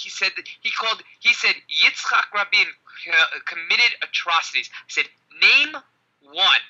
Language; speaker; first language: English; native; English